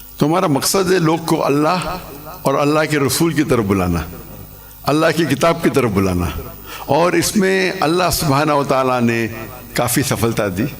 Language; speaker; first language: Urdu; non-native, local second language; English